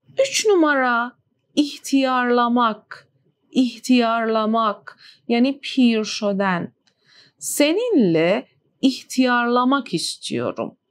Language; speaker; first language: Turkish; non-native, fluent; Persian